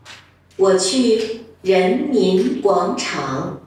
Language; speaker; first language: Chinese; non-native, learner; Vietnamese